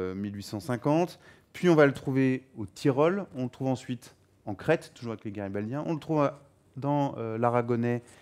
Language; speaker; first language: French; native; French